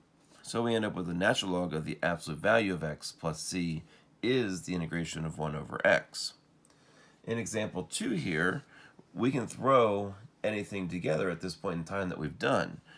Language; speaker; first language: English; native; English